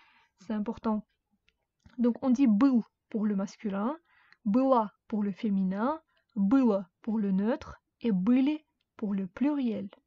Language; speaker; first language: French; non-native, fluent; Russian